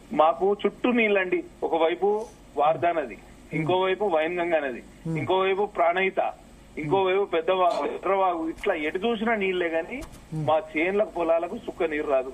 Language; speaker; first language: Telugu; native; Telugu